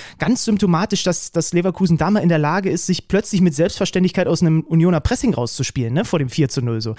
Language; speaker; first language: German; native; German